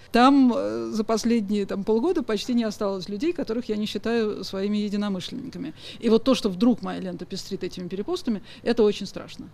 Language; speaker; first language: Russian; native; Russian